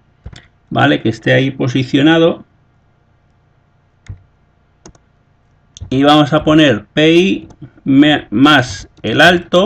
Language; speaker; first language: Spanish; native; Spanish